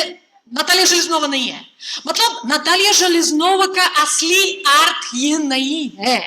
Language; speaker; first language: Hindi; non-native, fluent; Russian